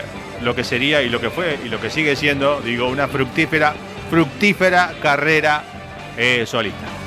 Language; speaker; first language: Spanish; native; Spanish